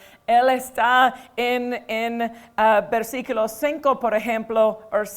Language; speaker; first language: Spanish; non-native, fluent; English